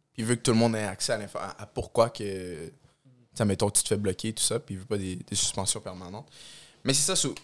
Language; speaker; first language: French; early bilingual, other home language; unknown